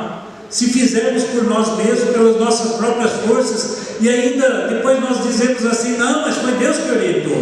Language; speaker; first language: Portuguese; native; Portuguese